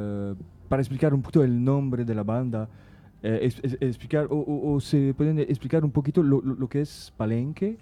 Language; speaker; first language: Spanish; non-native, fluent; French